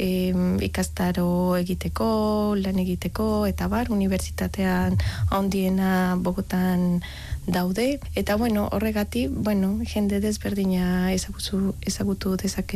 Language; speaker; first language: Basque; non-native, fluent; Spanish